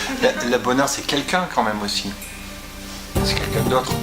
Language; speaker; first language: French; native; French